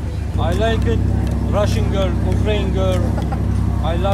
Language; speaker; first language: English; non-native, learner; Turkish